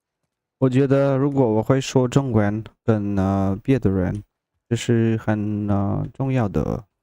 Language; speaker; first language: Chinese; non-native, learner; Russian